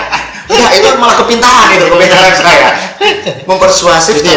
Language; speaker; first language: Indonesian; non-native, local second language; Javanese